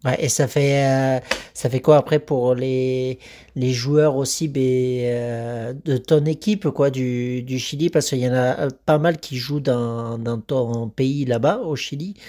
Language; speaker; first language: French; native; French